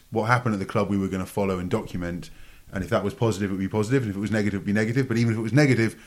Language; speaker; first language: English; native; English